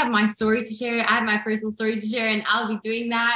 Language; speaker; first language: English; non-native, local second language; Afrikaans